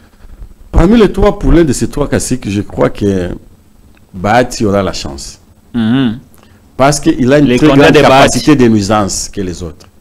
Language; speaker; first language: French; non-native, local second language; Swahili